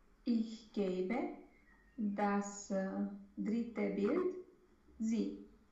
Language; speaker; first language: German; non-native, learner; Romanian